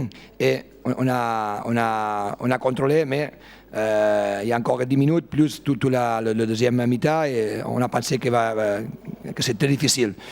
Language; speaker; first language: French; non-native, fluent; Spanish